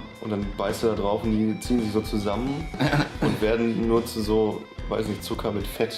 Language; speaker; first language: German; native; German